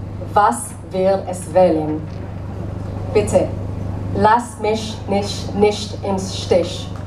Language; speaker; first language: German; non-native, learner; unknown